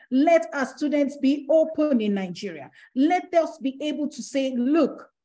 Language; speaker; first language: English; non-native, local second language; Yoruba